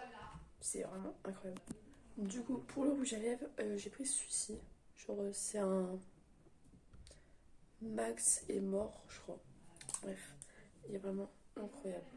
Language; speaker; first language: French; native; French